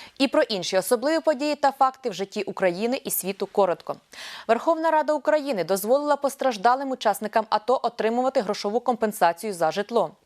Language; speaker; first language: Ukrainian; native; Ukrainian